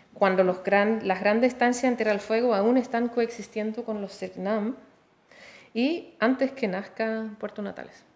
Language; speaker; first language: Spanish; non-native, fluent; Danish